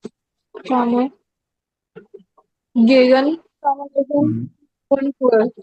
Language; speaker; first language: German; non-native, learner; Hindi